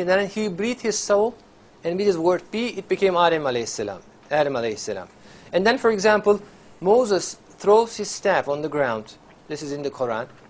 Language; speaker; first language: English; non-native, fluent; Turkish